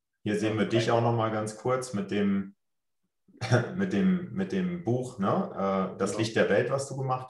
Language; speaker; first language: German; native; German